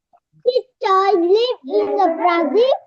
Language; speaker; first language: English; non-native, learner; Vietnamese